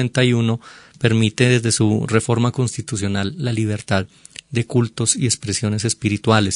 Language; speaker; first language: Spanish; native; Spanish